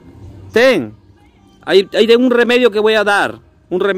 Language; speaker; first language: Portuguese; non-native, learner; Spanish